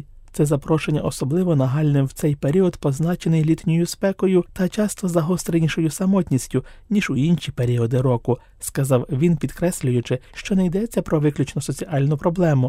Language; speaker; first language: Ukrainian; native; Ukrainian